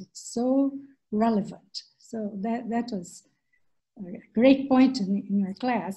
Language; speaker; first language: English; non-native, fluent; Portuguese